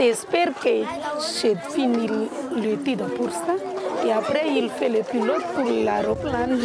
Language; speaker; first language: French; non-native, learner; Malagasy